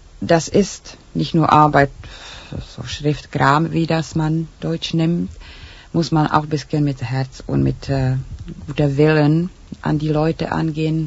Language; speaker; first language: German; non-native, learner; Czech